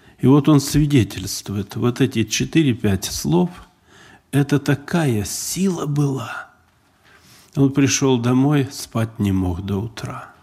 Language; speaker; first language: Russian; native; Russian